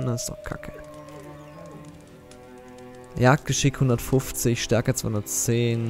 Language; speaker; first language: German; native; German